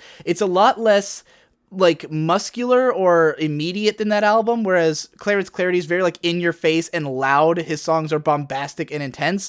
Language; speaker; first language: English; native; English